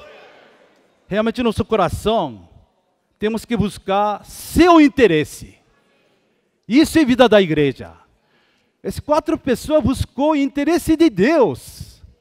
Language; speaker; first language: Portuguese; non-native, fluent; Korean